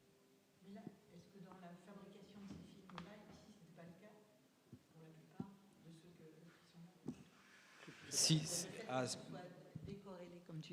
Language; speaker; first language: French; native; French